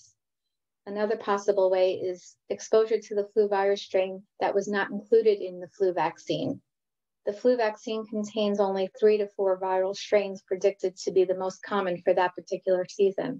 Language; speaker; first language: English; native; English